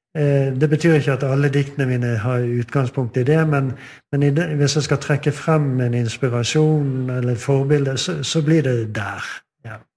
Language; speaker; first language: Norwegian; native; Norwegian